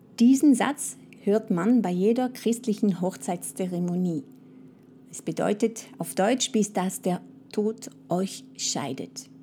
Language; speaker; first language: German; non-native, fluent; French